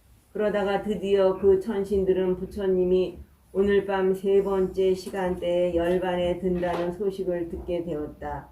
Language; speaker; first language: Korean; native; Korean